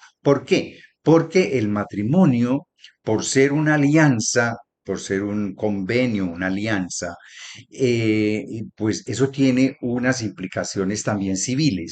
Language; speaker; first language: Spanish; native; Spanish